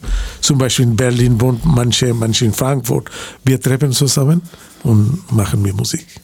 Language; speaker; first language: German; non-native, fluent; Bangla